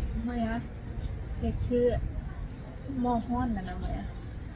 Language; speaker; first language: Korean; non-native, learner; Lao